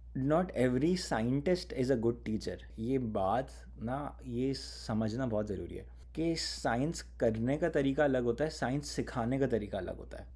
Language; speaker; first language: Urdu; native; Urdu